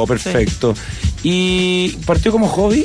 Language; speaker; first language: Spanish; native; Spanish